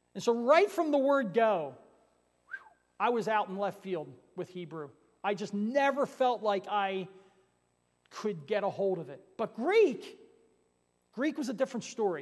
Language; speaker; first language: English; native; English